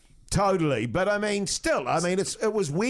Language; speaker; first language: English; native; English